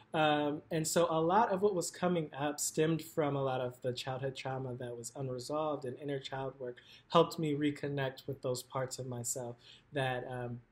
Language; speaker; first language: English; native; English